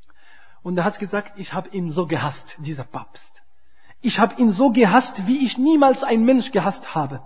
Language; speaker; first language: German; non-native, fluent; Arabic